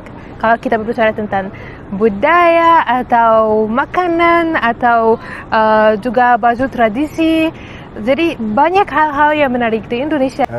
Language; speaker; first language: Indonesian; non-native, fluent; Arabic